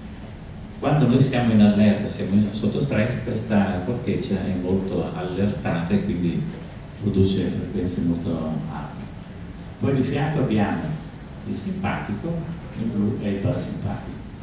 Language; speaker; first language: Italian; native; Italian